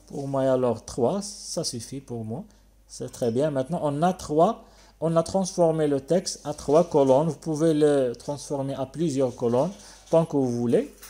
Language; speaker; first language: French; non-native, local second language; Arabic